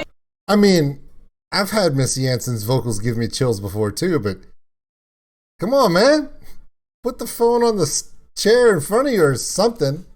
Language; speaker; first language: English; native; English